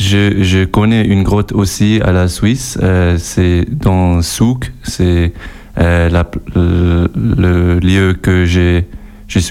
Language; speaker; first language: French; non-native, local second language; German